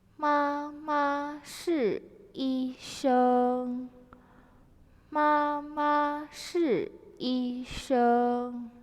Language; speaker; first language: Chinese; non-native, fluent; Indonesian